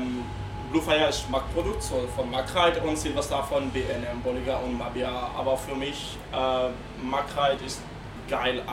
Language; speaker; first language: German; non-native, learner; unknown